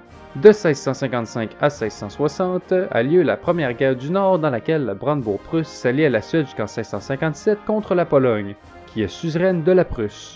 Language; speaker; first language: French; native; French